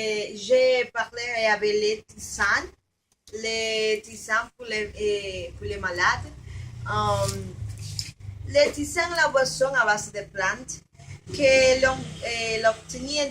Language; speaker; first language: French; non-native, learner; Spanish